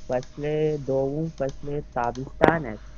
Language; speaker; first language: Persian; non-native, learner; Urdu